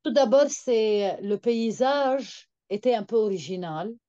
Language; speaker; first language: French; non-native, local second language; Arabic